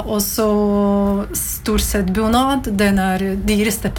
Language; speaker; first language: Norwegian; non-native, learner; Latvian